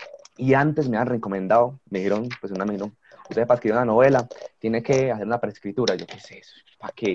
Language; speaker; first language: Spanish; native; Spanish